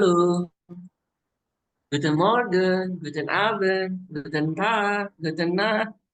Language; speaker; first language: German; non-native, learner; Indonesian